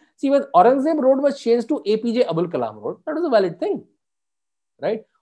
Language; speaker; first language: English; non-native, local second language; Hindi